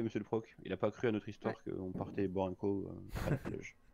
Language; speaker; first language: French; native; French